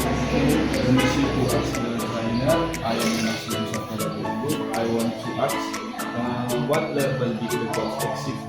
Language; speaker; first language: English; non-native, learner; Indonesian